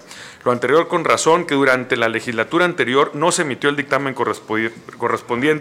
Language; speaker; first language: Spanish; native; Spanish